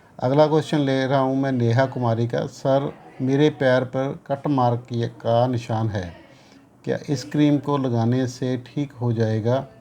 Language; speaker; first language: Hindi; non-native, local second language; Punjabi